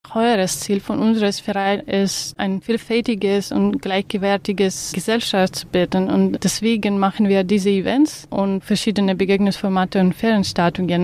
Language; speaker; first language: German; non-native, learner; Russian